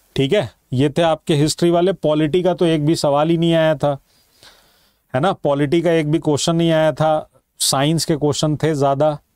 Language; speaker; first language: Hindi; native; Hindi